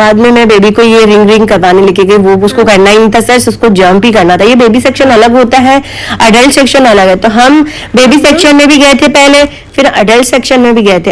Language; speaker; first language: Hindi; native; Hindi